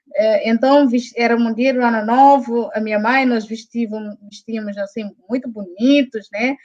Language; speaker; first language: Portuguese; non-native, local second language; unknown